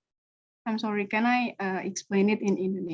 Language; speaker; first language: English; non-native, learner; Indonesian